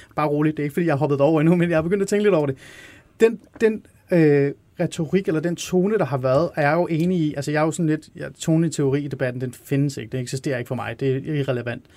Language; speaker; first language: Danish; early bilingual, other home language; Persian